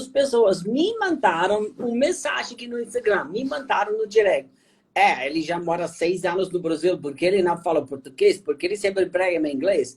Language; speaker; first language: Portuguese; non-native, fluent; German